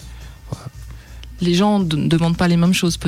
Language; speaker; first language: French; native; French